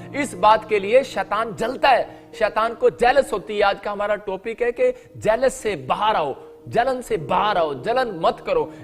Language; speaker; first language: Hindi; native; Hindi